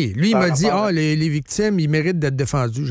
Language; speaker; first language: French; native; French